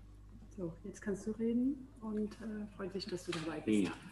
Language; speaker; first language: German; non-native, fluent; French